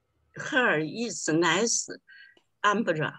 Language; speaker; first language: English; non-native, learner; Chinese